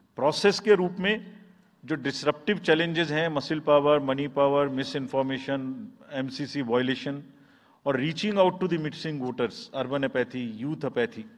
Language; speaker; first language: Hindi; native; Hindi